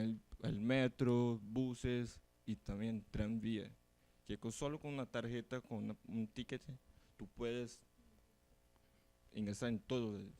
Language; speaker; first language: Spanish; non-native, learner; Portuguese